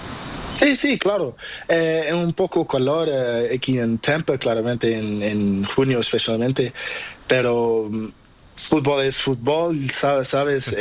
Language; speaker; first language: Spanish; non-native, learner; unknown